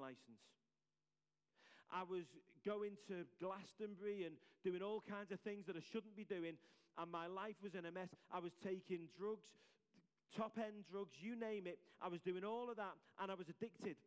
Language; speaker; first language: English; native; English